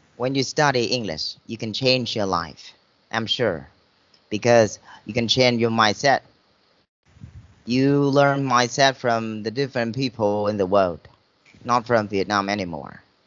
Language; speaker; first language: English; non-native, fluent; Vietnamese